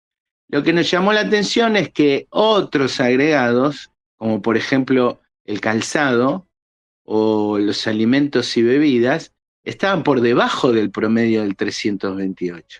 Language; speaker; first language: Spanish; native; Spanish